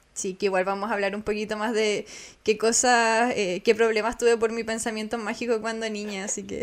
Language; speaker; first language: Spanish; native; Spanish